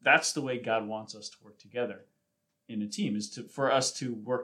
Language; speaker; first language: English; native; English